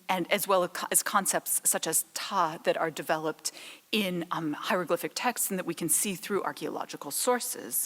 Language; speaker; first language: English; native; English